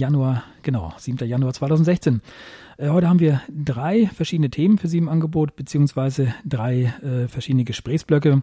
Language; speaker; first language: German; native; German